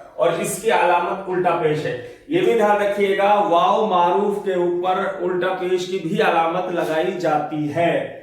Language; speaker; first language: Urdu; native; Urdu